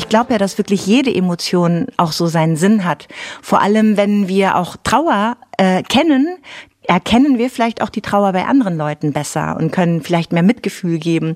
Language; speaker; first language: German; native; German